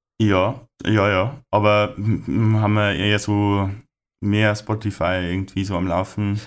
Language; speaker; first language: German; native; German